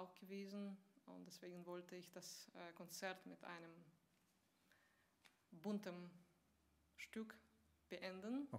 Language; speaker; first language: German; non-native, fluent; Russian